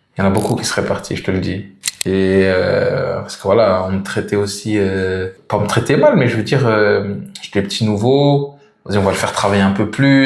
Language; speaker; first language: French; native; French